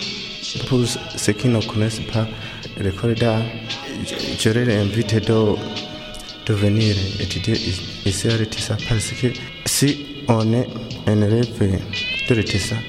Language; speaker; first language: French; non-native, local second language; Rundi